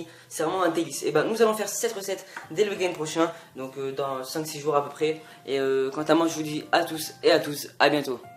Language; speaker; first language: French; native; French